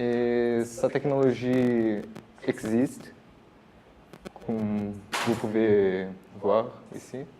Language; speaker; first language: French; non-native, learner; Portuguese